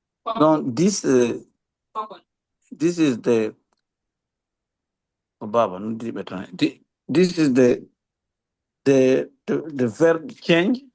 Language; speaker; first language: English; non-native, learner; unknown